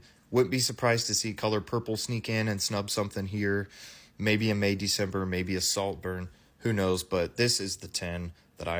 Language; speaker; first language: English; native; English